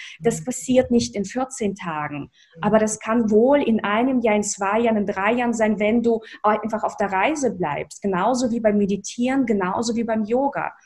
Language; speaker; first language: German; early bilingual, other home language; Russian